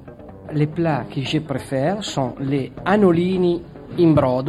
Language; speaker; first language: French; non-native, learner; Italian